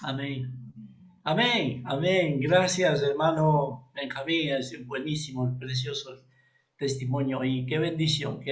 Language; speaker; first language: Spanish; native; Spanish